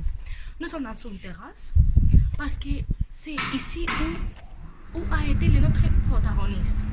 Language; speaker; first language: French; non-native, learner; Spanish